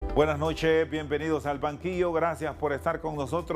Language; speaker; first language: Spanish; native; Spanish